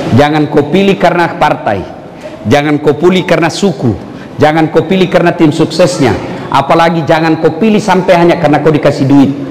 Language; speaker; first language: Indonesian; non-native, local second language; Buginese